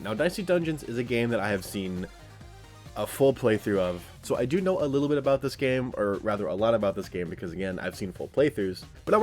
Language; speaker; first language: English; native; English